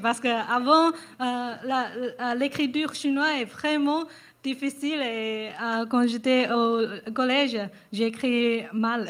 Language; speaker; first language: French; non-native, learner; Chinese